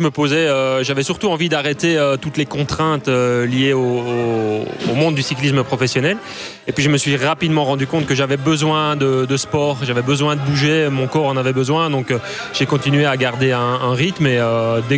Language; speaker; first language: French; native; French